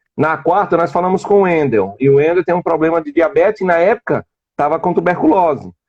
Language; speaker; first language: Portuguese; native; Portuguese